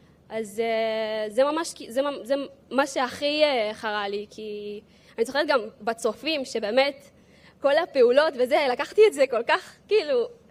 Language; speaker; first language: Hebrew; early bilingual, other home language; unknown